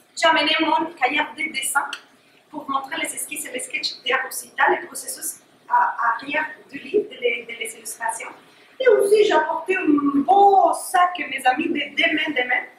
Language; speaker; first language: French; non-native, fluent; Spanish